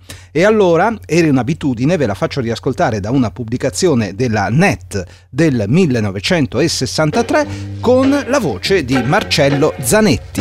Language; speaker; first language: Italian; native; Italian